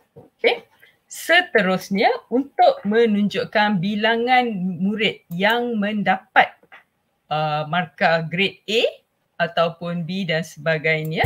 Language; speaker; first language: Malay; non-native, local second language; Tamil